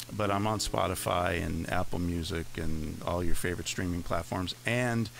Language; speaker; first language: English; native; English